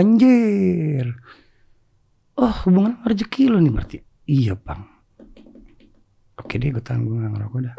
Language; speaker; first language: Indonesian; native; Indonesian